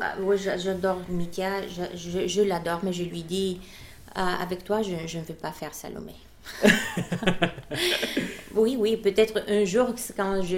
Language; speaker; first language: French; non-native, fluent; Bulgarian